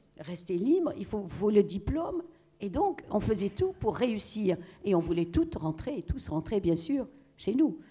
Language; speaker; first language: French; non-native, local second language; Arabic